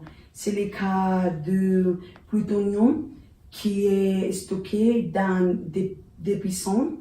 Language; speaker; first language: French; non-native, learner; Spanish